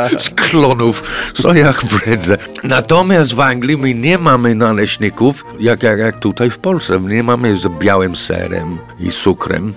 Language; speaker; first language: Polish; non-native, fluent; English